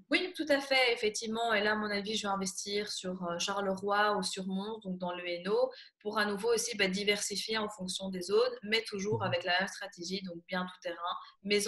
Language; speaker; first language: French; native; French